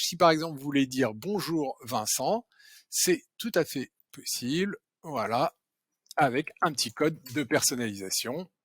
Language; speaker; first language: French; native; French